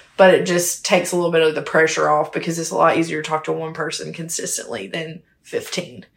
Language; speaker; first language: English; native; English